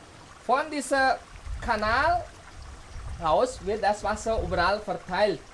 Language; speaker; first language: German; non-native, fluent; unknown